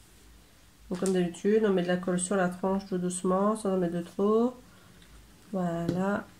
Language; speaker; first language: French; native; French